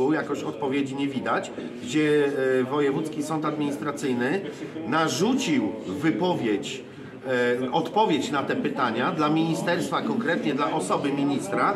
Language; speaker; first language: Polish; native; Polish